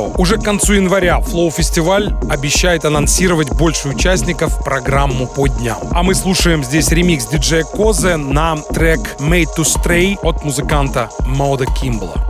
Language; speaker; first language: Russian; native; Russian